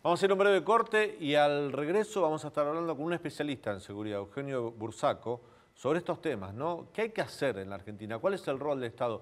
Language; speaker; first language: Spanish; native; Spanish